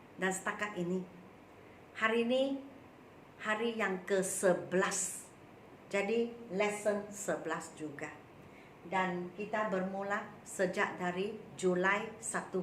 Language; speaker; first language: Malay; non-native, local second language; Chinese